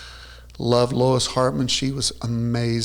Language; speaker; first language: English; native; English